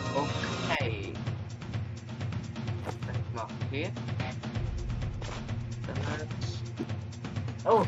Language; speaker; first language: German; native; German